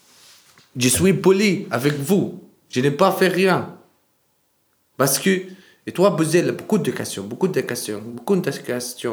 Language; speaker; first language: French; non-native, learner; Arabic